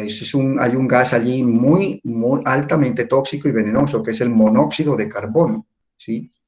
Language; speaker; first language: Spanish; native; Spanish